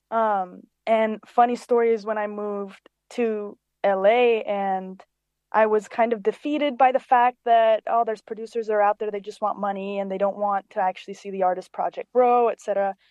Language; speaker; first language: English; early bilingual, other home language; Greek